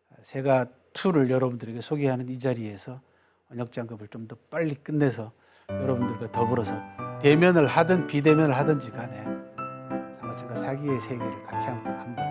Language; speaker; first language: Korean; native; Korean